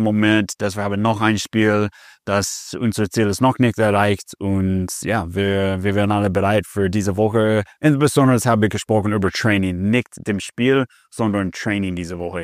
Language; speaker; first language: German; non-native, fluent; English